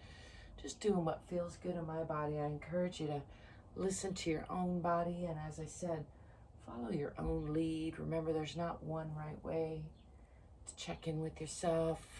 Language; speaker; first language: English; native; English